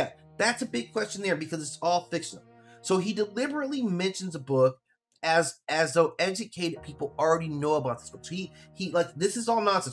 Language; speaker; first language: English; native; English